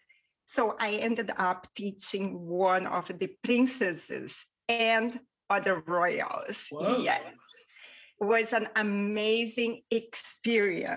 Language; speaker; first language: English; non-native, fluent; Portuguese